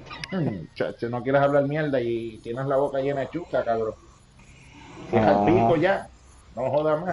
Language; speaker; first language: Spanish; native; Spanish